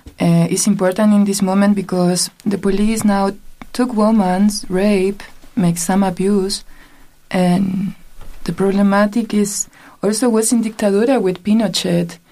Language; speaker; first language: English; non-native, learner; Spanish